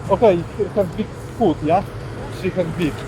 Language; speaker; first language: English; non-native, learner; Polish